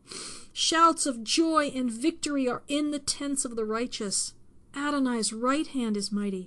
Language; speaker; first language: English; native; English